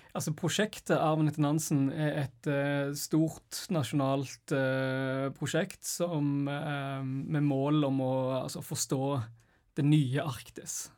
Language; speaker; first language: Norwegian; native; Norwegian